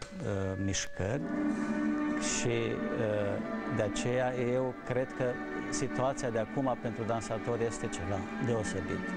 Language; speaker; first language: Romanian; non-native, fluent; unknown